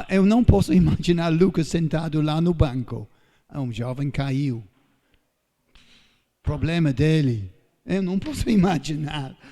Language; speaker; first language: Portuguese; non-native, fluent; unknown